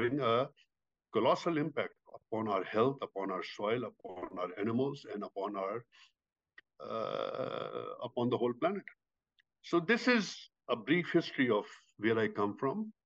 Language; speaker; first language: English; non-native, local second language; Urdu